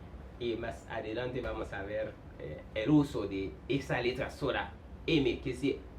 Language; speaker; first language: Spanish; non-native, fluent; Haitian Creole